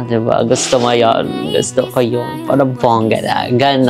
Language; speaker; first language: Filipino; native; Filipino